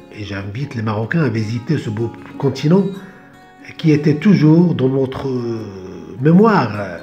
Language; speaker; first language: French; non-native, local second language; Arabic